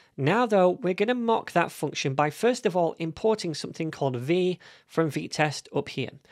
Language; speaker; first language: English; native; English